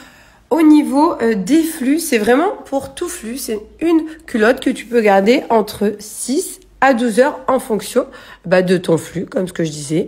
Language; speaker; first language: French; native; French